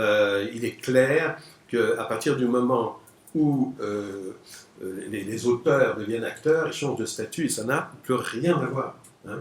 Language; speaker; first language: French; native; French